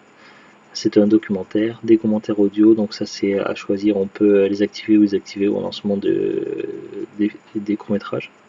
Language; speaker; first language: French; native; French